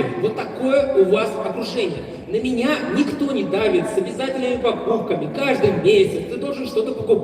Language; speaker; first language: Russian; native; Russian